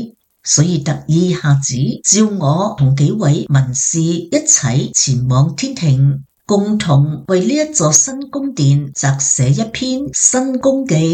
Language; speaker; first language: Chinese; native; Chinese